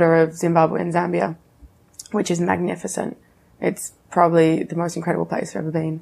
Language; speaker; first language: English; native; English